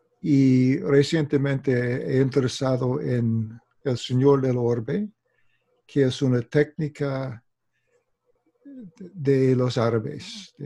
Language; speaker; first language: Spanish; non-native, fluent; English